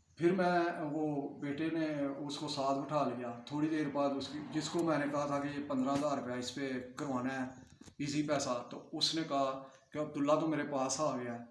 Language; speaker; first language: Urdu; non-native, local second language; Punjabi